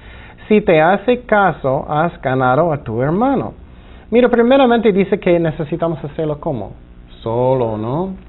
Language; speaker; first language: Spanish; non-native, fluent; English